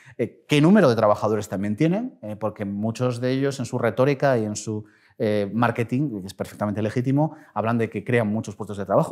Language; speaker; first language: Spanish; native; Spanish